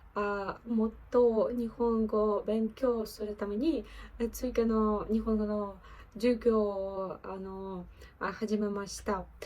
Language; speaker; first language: Japanese; non-native, learner; Ukrainian